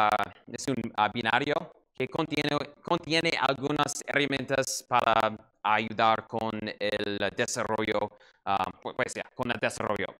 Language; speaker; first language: Spanish; non-native, learner; English